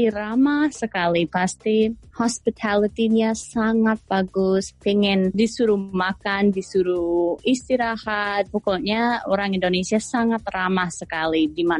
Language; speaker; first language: Indonesian; non-native, fluent; English